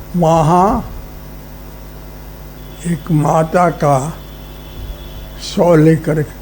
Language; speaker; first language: Hindi; native; Hindi